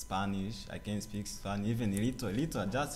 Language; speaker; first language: English; non-native, learner; Kinyarwanda